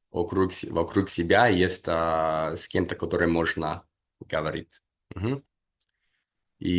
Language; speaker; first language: Russian; non-native, fluent; English